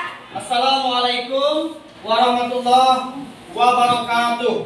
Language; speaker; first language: Indonesian; native; Indonesian